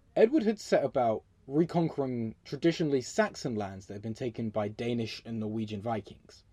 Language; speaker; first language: English; native; English